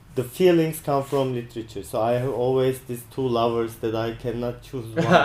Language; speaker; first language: English; non-native, fluent; Turkish